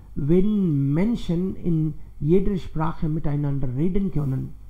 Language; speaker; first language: German; non-native, fluent; Hindi